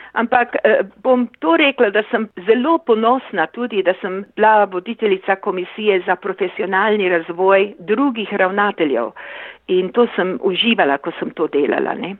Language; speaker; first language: Slovenian; early bilingual, heritage; Slovenian